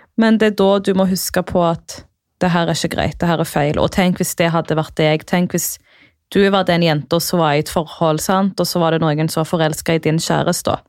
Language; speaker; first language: Norwegian; native; Norwegian